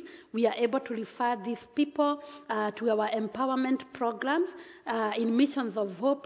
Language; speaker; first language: English; non-native, local second language; Kikuyu